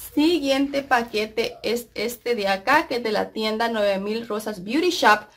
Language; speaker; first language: Spanish; native; Spanish